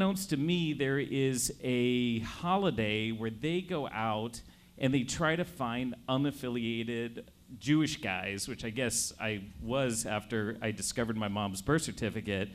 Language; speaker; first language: English; native; English